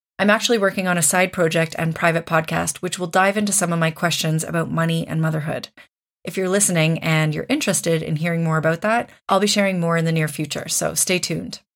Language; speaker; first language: English; native; English